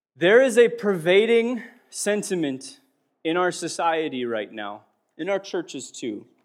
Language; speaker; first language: English; native; English